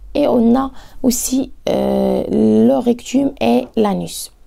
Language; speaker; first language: French; non-native, local second language; Arabic